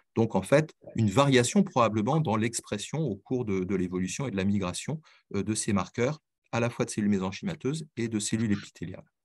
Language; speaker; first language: French; native; French